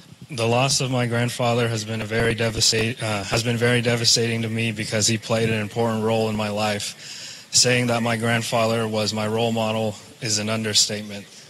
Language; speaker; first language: English; early bilingual, other home language; Vietnamese